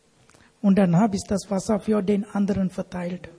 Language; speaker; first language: German; non-native, learner; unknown